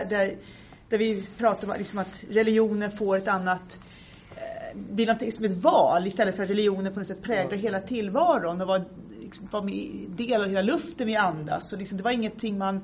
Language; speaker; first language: Swedish; native; Swedish